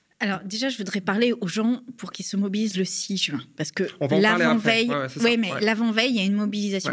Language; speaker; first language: French; native; French